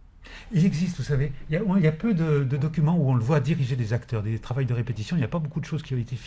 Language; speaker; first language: French; native; French